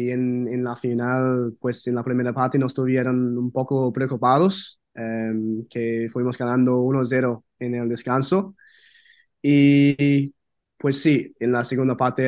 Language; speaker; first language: Spanish; non-native, fluent; English